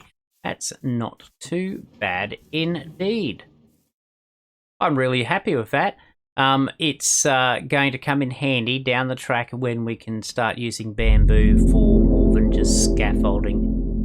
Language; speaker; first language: English; native; English